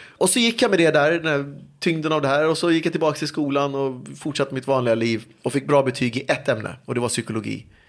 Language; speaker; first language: Swedish; early bilingual, other home language; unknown